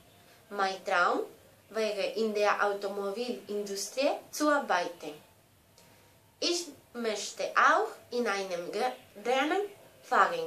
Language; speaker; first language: German; non-native, learner; Spanish